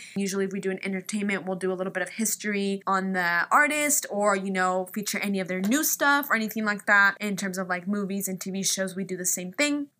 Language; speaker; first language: English; early bilingual, other home language; Spanish